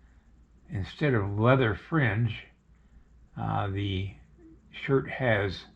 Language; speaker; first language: English; native; English